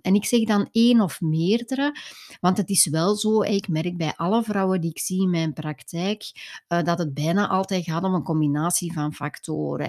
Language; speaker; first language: Dutch; native; Dutch